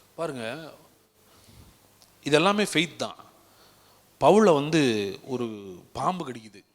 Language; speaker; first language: Tamil; native; Tamil